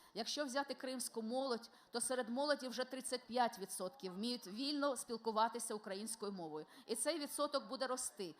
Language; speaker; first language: Ukrainian; non-native, local second language; Russian